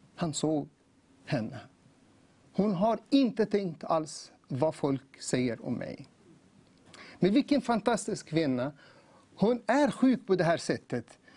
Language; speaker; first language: Swedish; non-native, learner; Arabic